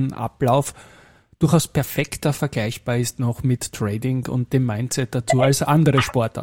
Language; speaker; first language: German; native; German